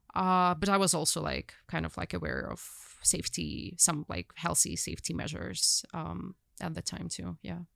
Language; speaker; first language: English; non-native, fluent; Ukrainian